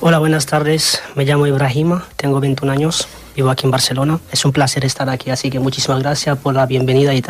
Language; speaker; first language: Spanish; non-native, fluent; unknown